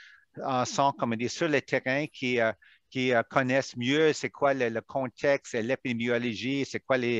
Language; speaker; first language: French; non-native, local second language; English